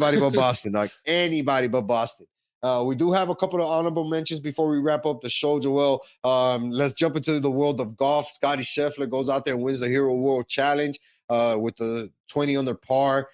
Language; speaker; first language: English; native; English